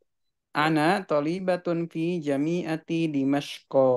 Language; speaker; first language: Arabic; non-native, learner; Indonesian